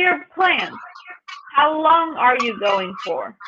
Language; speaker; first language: English; non-native, fluent; Spanish